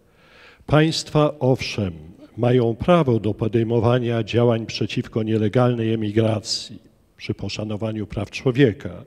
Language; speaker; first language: Polish; native; Polish